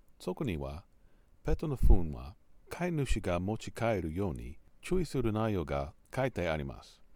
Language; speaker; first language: Japanese; non-native, learner; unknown